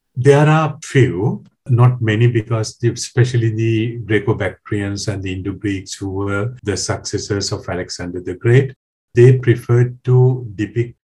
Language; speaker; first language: English; non-native, local second language; Sinhala